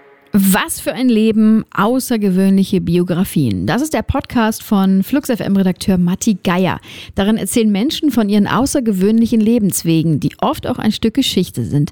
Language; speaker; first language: German; native; German